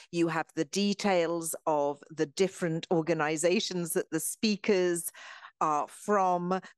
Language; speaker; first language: English; native; English